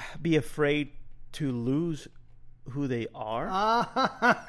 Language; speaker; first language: English; native; English